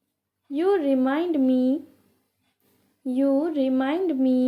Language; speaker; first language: English; non-native, local second language; Hindi